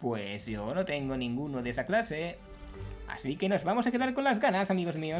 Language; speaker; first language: Spanish; native; Spanish